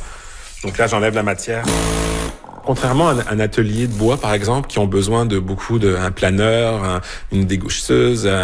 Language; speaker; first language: French; native; French